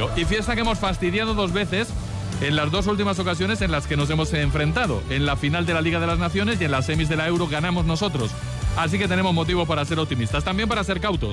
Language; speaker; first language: Spanish; native; Spanish